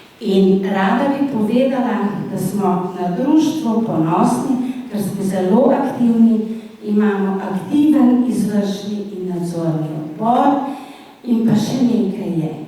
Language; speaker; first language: Slovenian; native; Slovenian